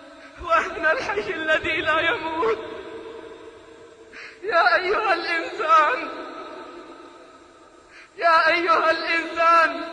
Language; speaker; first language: Arabic; native; Arabic